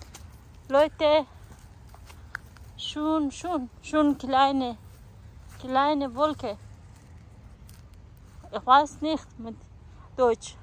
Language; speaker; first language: German; non-native, learner; Persian